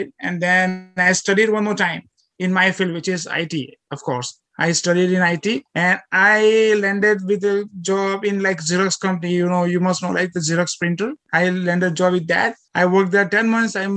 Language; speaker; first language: English; non-native, local second language; Gujarati